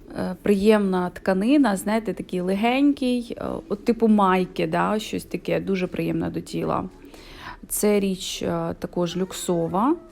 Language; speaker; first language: Ukrainian; native; Ukrainian